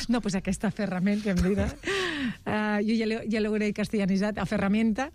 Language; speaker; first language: Catalan; non-native, local second language; Spanish